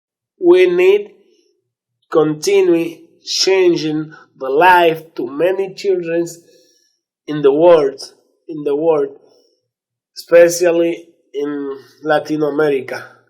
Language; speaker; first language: English; non-native, learner; Spanish